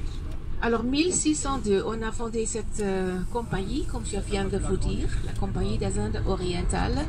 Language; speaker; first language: French; non-native, fluent; Dutch